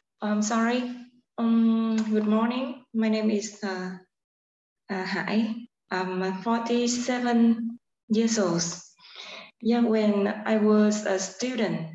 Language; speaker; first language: English; non-native, learner; Vietnamese